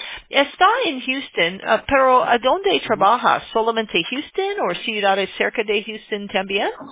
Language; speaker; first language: Spanish; non-native, learner; English